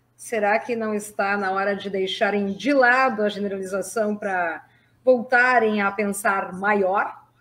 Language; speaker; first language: Portuguese; native; Portuguese